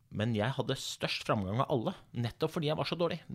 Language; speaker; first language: Norwegian; native; Norwegian